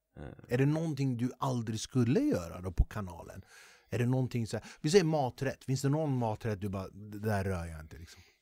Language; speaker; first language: Swedish; early bilingual, other home language; Kurdish